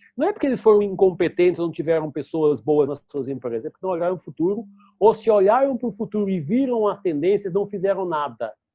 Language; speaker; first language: Portuguese; native; Portuguese